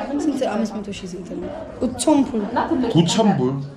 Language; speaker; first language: Korean; non-native, fluent; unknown